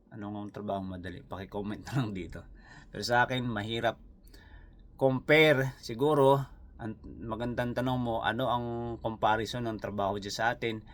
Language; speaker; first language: Filipino; non-native, local second language; Cebuano